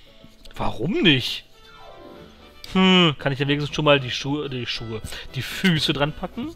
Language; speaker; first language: German; native; German